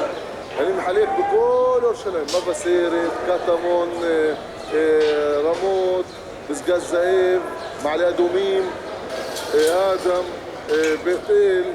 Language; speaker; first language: Hebrew; non-native, local second language; Arabic